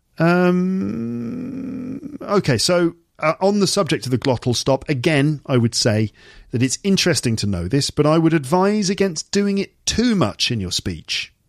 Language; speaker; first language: English; native; English